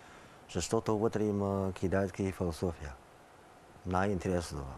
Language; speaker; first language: Bulgarian; non-native, learner; Chinese